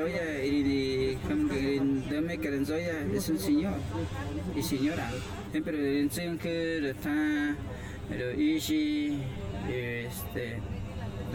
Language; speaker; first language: Spanish; non-native, local second language; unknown